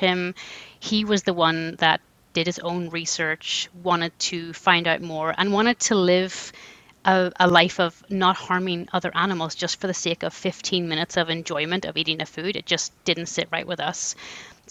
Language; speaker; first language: English; native; English